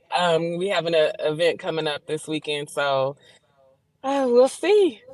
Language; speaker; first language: English; native; English